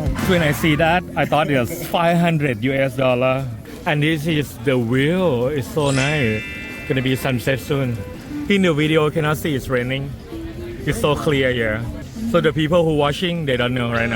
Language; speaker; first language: English; non-native, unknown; Thai